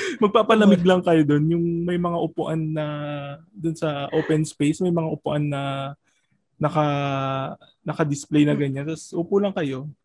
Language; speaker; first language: Filipino; non-native, local second language; Iloko